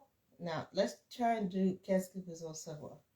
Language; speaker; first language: French; non-native, fluent; English